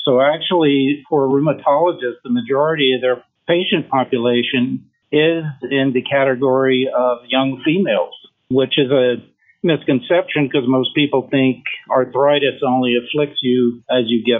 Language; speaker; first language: English; early bilingual, other home language; French